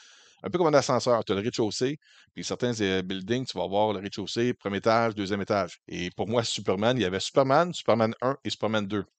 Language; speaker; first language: French; native; French